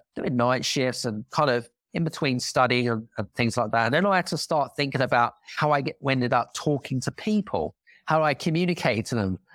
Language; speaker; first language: English; native; English